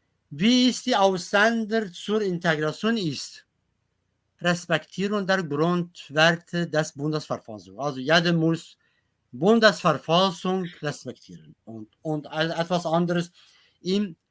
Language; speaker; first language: German; non-native, learner; Kurdish